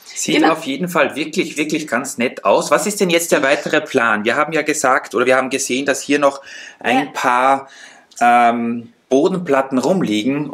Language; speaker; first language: German; native; German